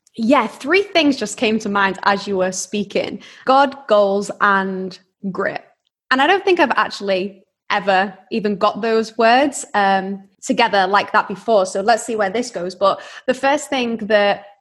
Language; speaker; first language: English; native; English